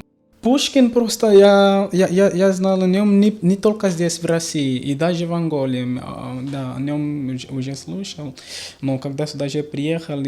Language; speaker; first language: Russian; non-native, learner; Portuguese